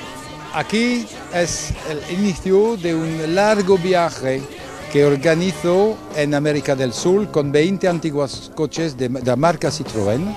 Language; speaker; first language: Spanish; non-native, fluent; French